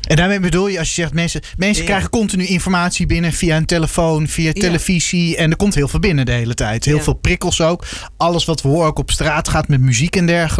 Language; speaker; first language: Dutch; native; Dutch